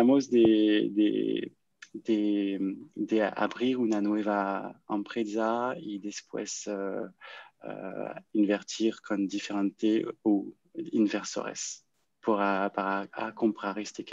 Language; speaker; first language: Spanish; non-native, learner; French